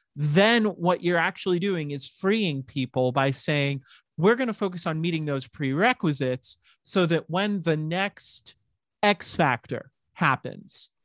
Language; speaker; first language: English; native; English